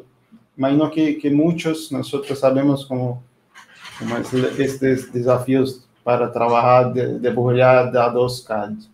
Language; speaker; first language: Spanish; non-native, fluent; Portuguese